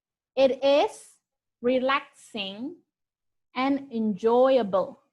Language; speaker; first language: English; non-native, fluent; Indonesian